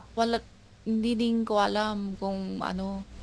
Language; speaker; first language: Filipino; non-native, learner; Chinese